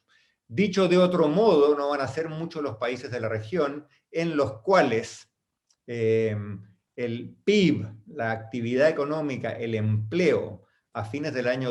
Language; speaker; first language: Spanish; native; Spanish